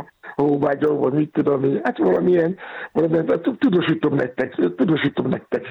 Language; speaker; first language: Hungarian; non-native, learner; Yoruba